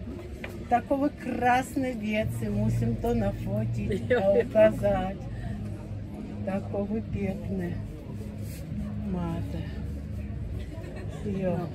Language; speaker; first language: Czech; non-native, fluent; Ukrainian